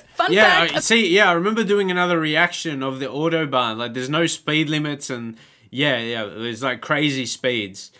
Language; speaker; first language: English; native; English